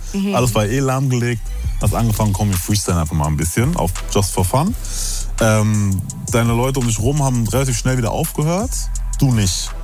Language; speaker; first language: German; native; German